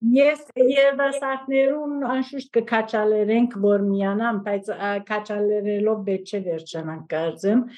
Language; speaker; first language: Armenian; native; Armenian